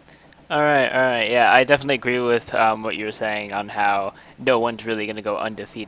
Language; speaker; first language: English; native; English